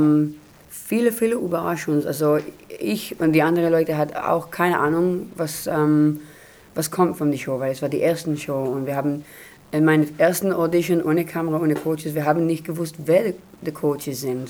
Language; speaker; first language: German; non-native, learner; Hebrew